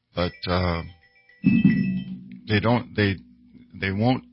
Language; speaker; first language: English; native; English